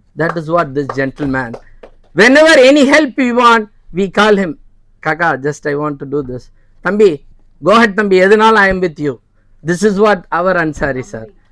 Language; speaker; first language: English; non-native, local second language; Tamil